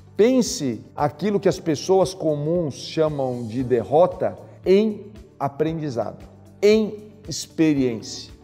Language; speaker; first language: Portuguese; native; Portuguese